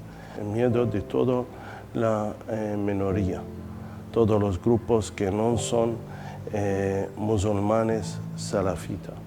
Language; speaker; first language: Spanish; non-native, fluent; Arabic